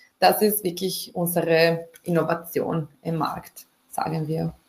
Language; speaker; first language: German; non-native, fluent; Italian